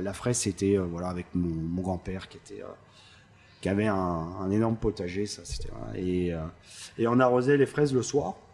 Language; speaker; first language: French; native; French